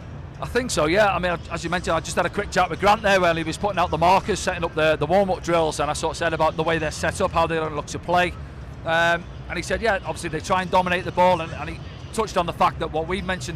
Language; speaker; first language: English; native; English